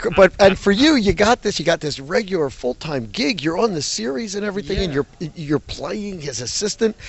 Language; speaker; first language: English; native; English